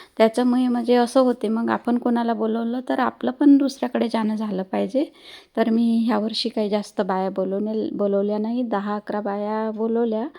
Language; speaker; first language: Marathi; non-native, local second language; Hindi